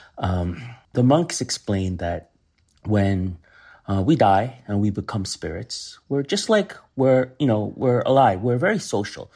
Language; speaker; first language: English; early bilingual, other home language; Korean